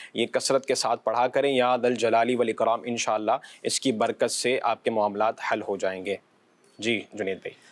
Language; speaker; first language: Urdu; non-native, local second language; Punjabi